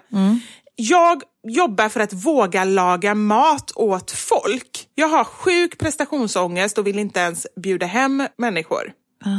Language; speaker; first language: Swedish; native; Swedish